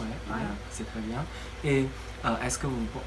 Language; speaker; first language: French; non-native, learner; Chinese